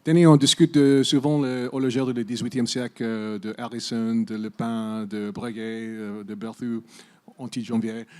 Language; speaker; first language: French; non-native, learner; English